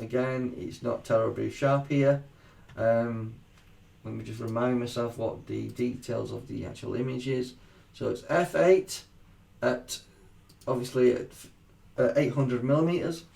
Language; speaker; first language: English; native; English